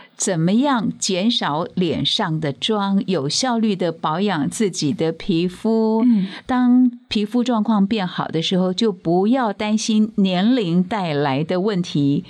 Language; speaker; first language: Chinese; native; Chinese